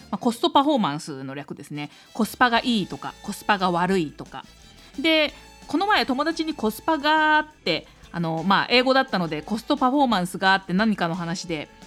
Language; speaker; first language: Japanese; native; Japanese